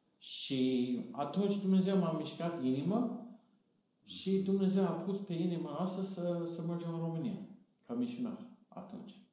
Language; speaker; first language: Romanian; non-native, fluent; English